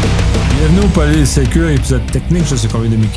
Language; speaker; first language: French; native; French